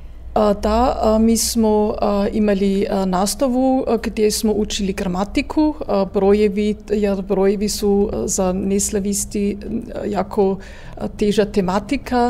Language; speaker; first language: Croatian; early bilingual, heritage; Croatian